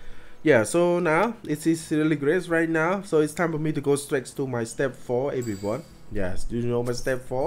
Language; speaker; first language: English; non-native, learner; Khmer